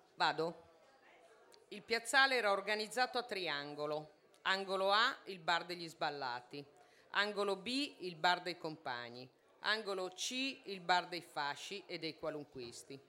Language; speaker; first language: Italian; native; Italian